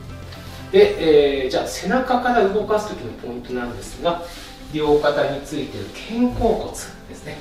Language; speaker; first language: Japanese; native; Japanese